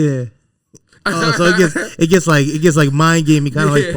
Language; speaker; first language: English; native; English